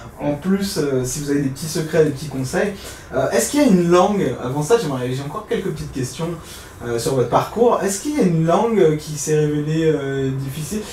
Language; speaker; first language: French; native; French